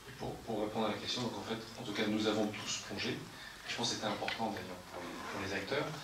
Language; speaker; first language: French; native; French